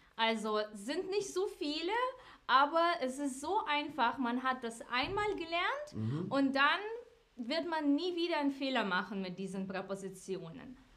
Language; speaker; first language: German; non-native, fluent; Ukrainian